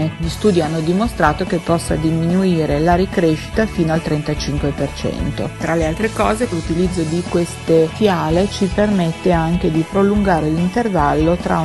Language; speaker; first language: Italian; native; Italian